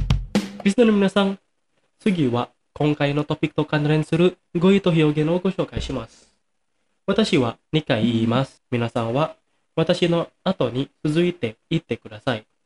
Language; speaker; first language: Japanese; non-native, fluent; Indonesian